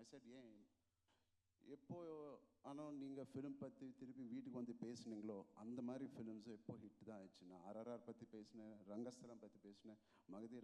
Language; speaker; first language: Tamil; non-native, local second language; Telugu